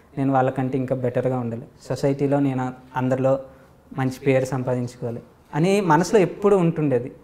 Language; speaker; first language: Telugu; native; Telugu